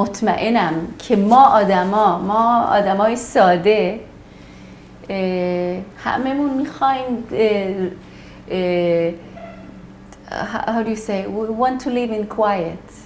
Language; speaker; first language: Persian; early bilingual, heritage; Persian